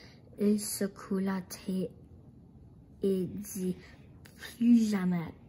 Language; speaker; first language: French; non-native, learner; English